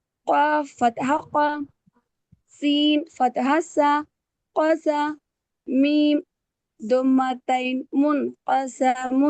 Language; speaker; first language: Arabic; non-native, learner; Telugu